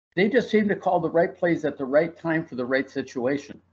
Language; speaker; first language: English; native; English